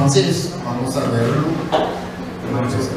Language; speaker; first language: Spanish; non-native, fluent; English